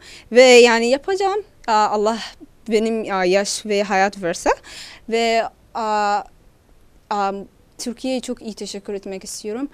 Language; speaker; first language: Turkish; non-native, learner; Somali